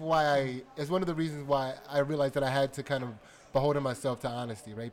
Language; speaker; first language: English; native; English